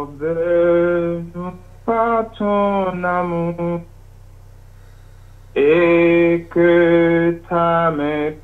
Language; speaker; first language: French; non-native, local second language; Haitian Creole